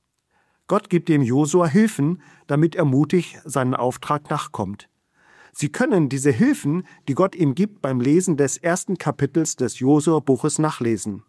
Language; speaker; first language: German; native; German